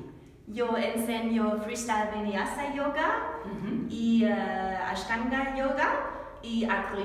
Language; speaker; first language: Spanish; non-native, learner; German